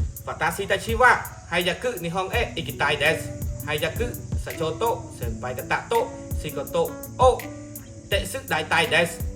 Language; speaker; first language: Japanese; non-native, learner; Khmer